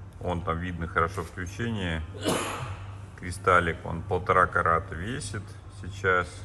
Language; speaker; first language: Russian; native; Russian